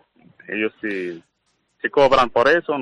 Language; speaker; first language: Spanish; non-native, learner; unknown